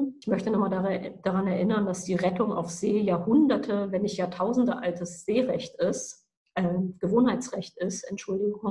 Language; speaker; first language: German; native; German